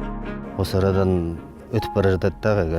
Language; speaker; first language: Kazakh; native; Kazakh